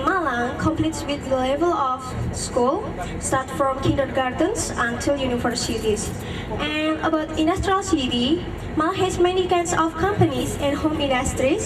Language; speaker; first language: English; non-native, learner; Indonesian